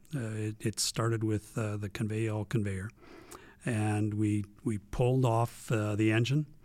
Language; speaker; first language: English; native; English